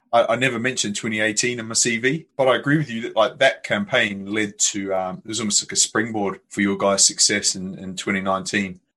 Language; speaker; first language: English; native; English